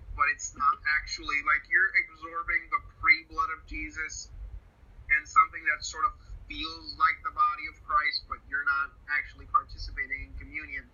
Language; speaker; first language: English; non-native, fluent; Spanish